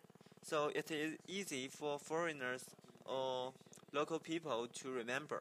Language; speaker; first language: English; non-native, learner; Chinese